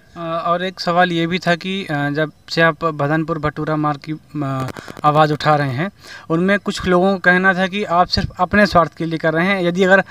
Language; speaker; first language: Hindi; native; Hindi